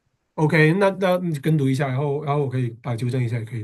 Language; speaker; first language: Chinese; native; Chinese